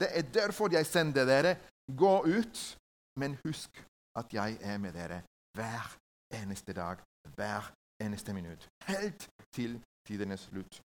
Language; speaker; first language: Norwegian; non-native, learner; Spanish